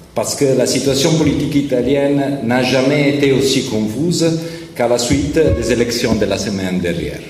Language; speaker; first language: French; non-native, learner; Italian